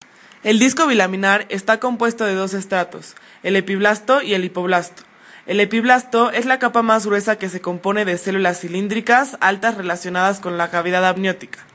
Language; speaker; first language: Spanish; native; Spanish